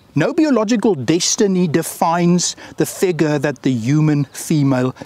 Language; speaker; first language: English; non-native, local second language; Afrikaans